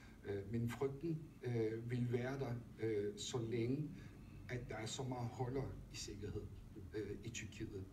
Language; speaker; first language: Danish; non-native, fluent; Turkish